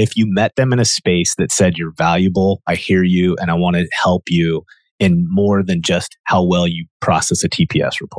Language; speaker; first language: English; native; English